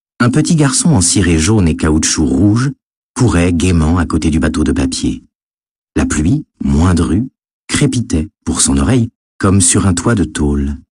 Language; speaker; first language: French; native; French